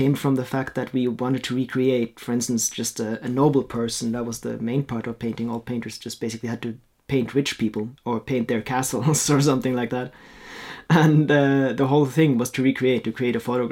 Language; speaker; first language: English; non-native, fluent; Norwegian